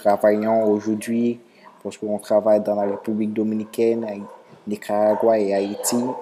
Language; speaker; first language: French; non-native, local second language; Haitian Creole